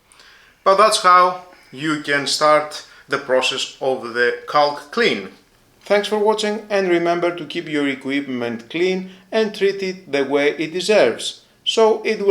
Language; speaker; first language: English; non-native, fluent; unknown